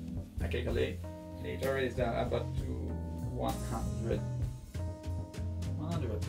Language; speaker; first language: English; non-native, learner; French